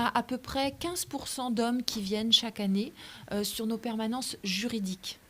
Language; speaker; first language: French; native; French